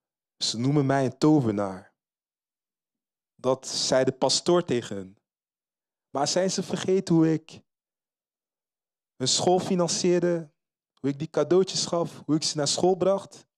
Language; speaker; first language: Dutch; early bilingual, other home language; Lingala